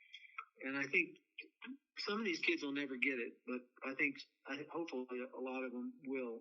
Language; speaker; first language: English; native; English